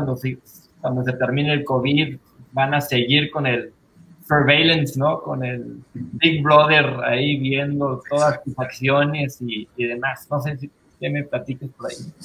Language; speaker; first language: Spanish; native; Spanish